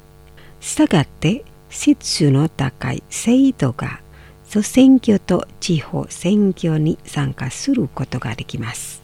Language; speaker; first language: Japanese; non-native, fluent; Indonesian